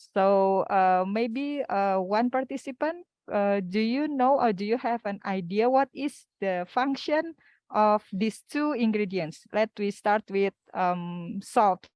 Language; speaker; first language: English; non-native, fluent; Indonesian